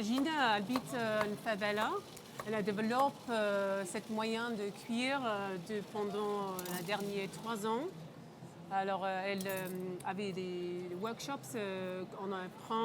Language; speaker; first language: French; non-native, local second language; English